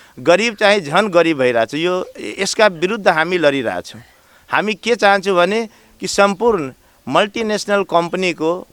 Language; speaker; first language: Nepali; non-native, local second language; Maithili